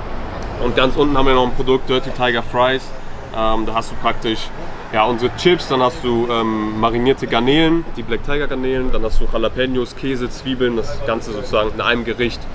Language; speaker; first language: German; native; German